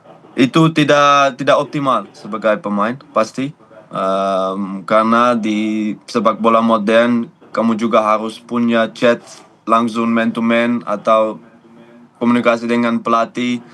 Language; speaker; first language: Indonesian; non-native, fluent; Dutch